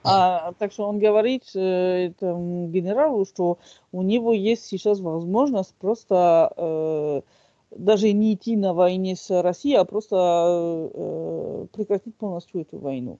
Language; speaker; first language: Russian; non-native, fluent; French